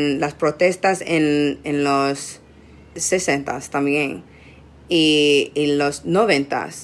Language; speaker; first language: Spanish; non-native, learner; English